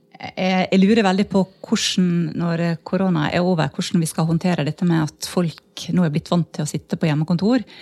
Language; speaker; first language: Norwegian; native; Norwegian